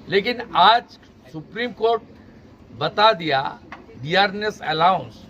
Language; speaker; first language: Hindi; non-native, local second language; Bangla